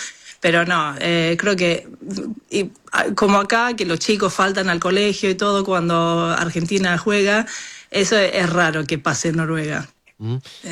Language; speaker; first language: Spanish; non-native, fluent; Norwegian